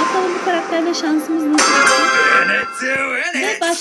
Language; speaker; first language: Turkish; native; Turkish